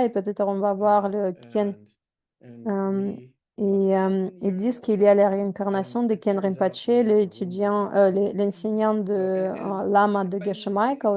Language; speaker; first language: French; non-native, fluent; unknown